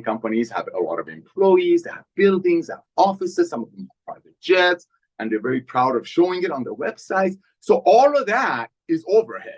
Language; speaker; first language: English; native; English